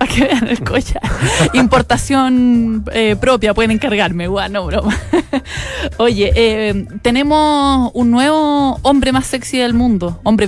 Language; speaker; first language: Spanish; native; Spanish